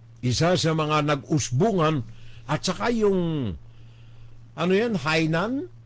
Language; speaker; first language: Filipino; native; Filipino